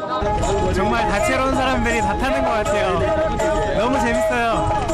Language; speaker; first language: Korean; native; Korean